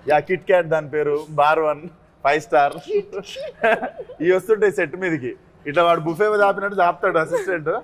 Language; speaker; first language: Telugu; native; Telugu